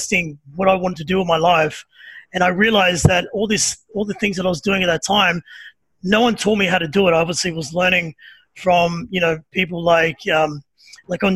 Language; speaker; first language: English; native; English